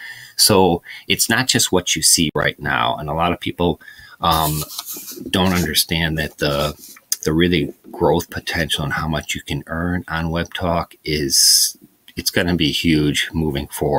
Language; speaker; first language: English; native; English